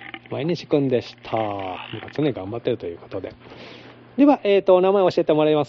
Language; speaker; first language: Japanese; native; Japanese